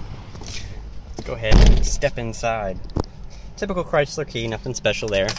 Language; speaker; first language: English; native; English